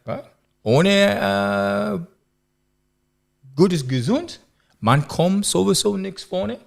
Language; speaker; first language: German; non-native, learner; English